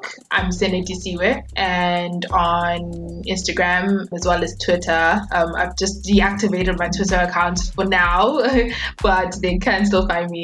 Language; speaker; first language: English; non-native, local second language; Swati